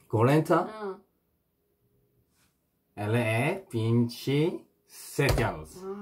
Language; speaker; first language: Portuguese; non-native, learner; Korean